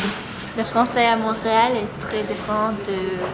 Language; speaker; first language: French; non-native, learner; English